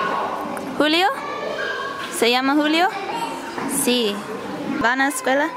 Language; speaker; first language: Spanish; non-native, learner; English